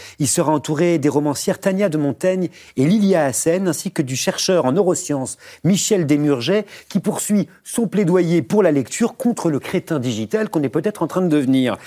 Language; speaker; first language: French; native; French